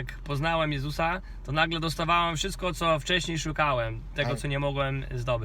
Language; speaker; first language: Polish; non-native, fluent; Kinyarwanda